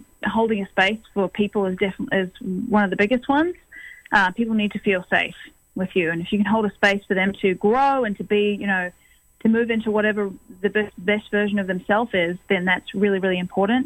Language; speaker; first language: English; native; English